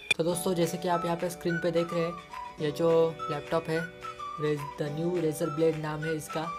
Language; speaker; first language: Hindi; non-native, local second language; Marathi